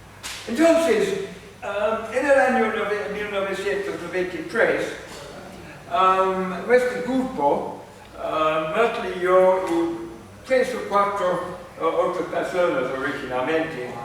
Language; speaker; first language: Spanish; non-native, fluent; English